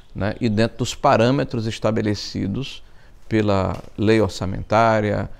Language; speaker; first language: Portuguese; native; Portuguese